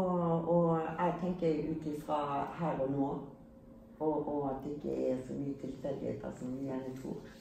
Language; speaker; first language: Norwegian; native; Norwegian